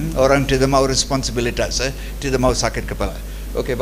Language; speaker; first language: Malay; non-native, learner; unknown